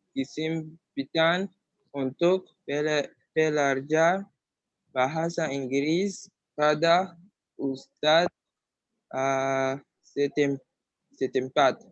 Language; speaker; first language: Indonesian; non-native, learner; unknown